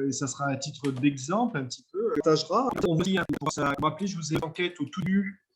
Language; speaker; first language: French; native; French